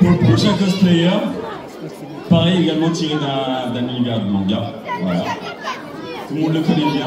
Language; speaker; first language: French; native; French